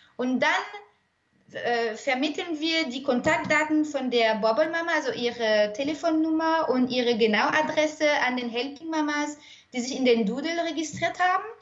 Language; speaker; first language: German; non-native, fluent; French